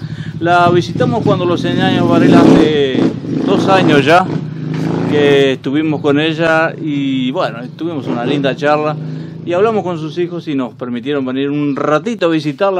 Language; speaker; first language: Spanish; native; Spanish